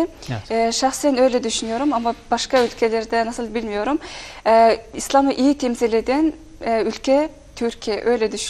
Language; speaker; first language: Turkish; non-native, fluent; Mongolian